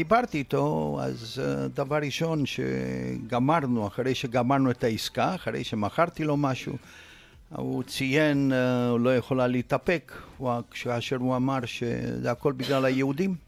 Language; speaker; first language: Hebrew; non-native, fluent; Romanian